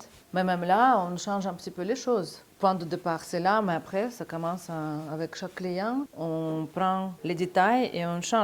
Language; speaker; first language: French; non-native, fluent; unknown